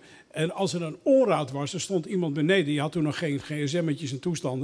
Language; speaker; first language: Dutch; native; Dutch